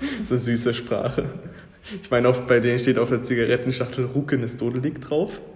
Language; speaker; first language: German; native; German